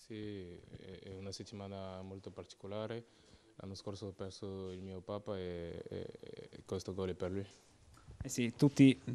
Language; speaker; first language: Italian; non-native, learner; French